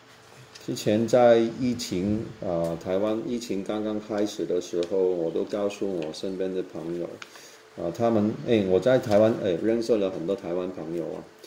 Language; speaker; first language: Chinese; non-native, local second language; Cantonese